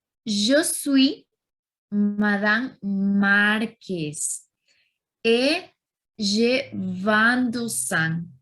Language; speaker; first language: French; non-native, learner; Spanish